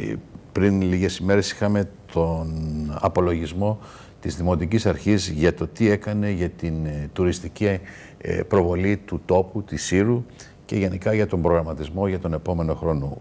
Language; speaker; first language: Greek; native; Greek